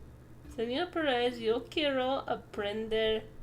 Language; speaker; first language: Spanish; non-native, learner; English